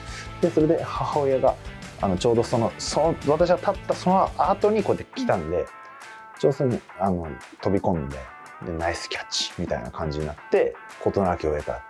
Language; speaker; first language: Japanese; native; Japanese